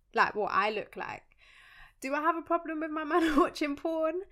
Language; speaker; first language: English; early bilingual, other home language; Spanish